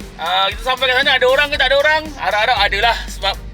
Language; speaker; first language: Malay; native; Malay